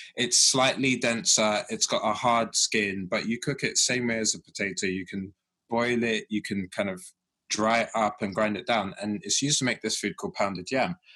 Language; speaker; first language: English; early bilingual, other home language; Yoruba